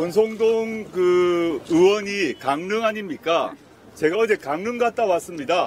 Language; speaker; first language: Korean; native; Korean